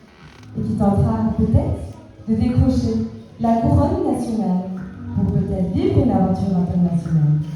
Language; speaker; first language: French; native; French